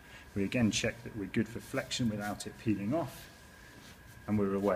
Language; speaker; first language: English; native; English